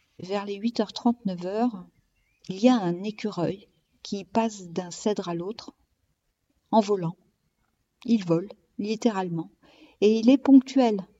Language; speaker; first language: French; native; French